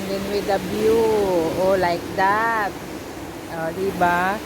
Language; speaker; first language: English; non-native, learner; Filipino